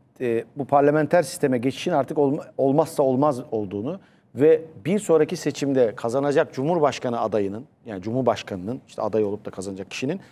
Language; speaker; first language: Turkish; native; Turkish